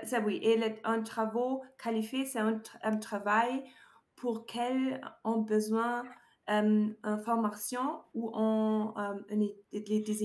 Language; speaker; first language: French; non-native, learner; German